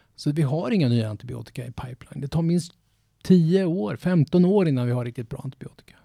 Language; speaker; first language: Swedish; native; Swedish